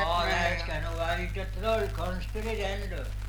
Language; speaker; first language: Swedish; native; Swedish